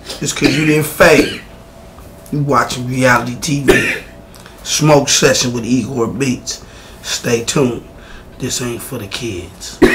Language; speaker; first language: English; native; English